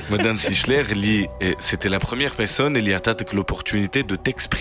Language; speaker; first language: French; non-native, local second language; Arabic